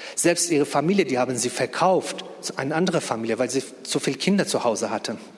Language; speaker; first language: German; non-native, fluent; Persian